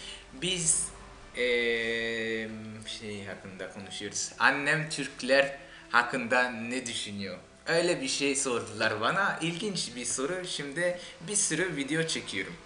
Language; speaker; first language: Turkish; non-native, fluent; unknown